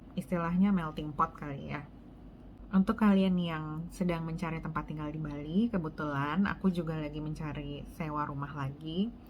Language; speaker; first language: Indonesian; native; Indonesian